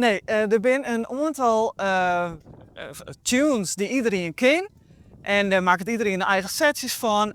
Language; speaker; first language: Dutch; non-native, local second language; Western Frisian